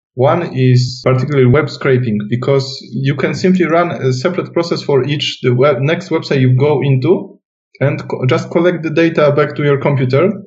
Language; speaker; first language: English; non-native, fluent; Polish